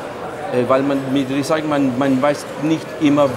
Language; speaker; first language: German; non-native, fluent; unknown